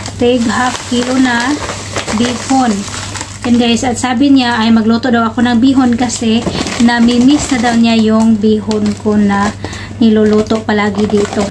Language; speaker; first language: Filipino; non-native, local second language; Cebuano